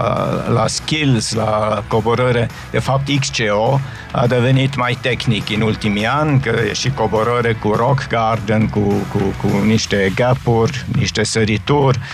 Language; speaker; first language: Romanian; non-native, fluent; German